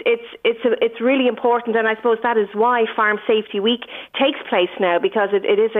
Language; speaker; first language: English; native; English